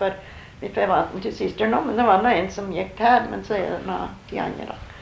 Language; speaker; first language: Norwegian; early bilingual, heritage; Norwegian